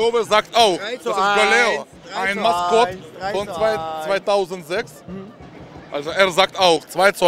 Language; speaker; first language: German; non-native, learner; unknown